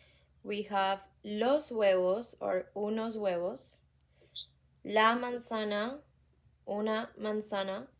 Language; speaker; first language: Spanish; non-native, fluent; English